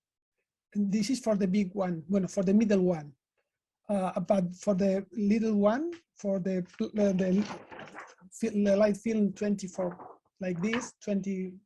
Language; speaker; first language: English; non-native, learner; Spanish